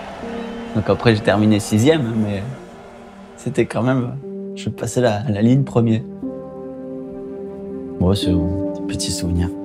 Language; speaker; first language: French; native; French